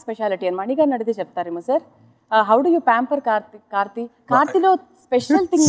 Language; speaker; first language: Telugu; native; Telugu